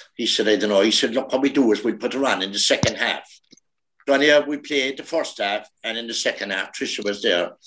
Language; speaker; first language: English; native; English